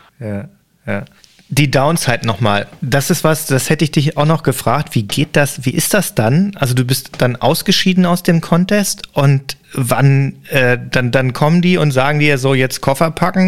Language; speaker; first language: German; native; German